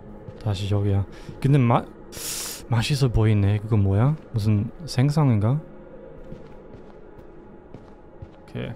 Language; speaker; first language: Korean; non-native, fluent; German